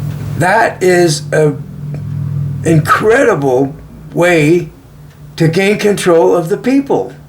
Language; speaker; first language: English; native; English